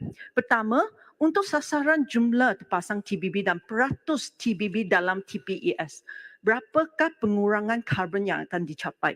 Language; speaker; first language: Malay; non-native, local second language; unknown